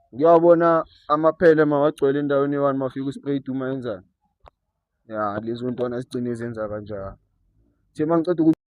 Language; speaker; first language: Zulu; native; Zulu